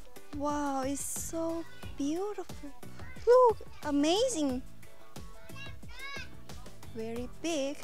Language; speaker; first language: English; non-native, learner; Thai